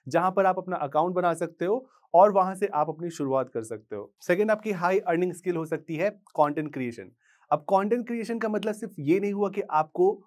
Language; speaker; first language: Hindi; native; Hindi